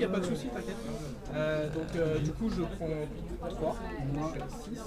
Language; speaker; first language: French; native; French